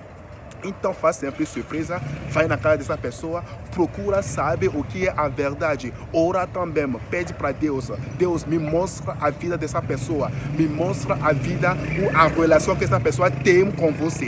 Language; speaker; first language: Portuguese; non-native, fluent; French